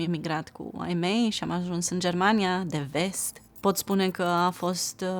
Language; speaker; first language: Romanian; non-native, local second language; German